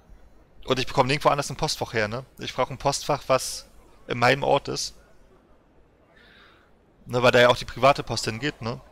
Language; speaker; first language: German; native; German